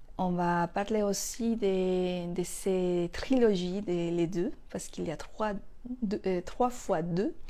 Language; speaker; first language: French; non-native, fluent; Spanish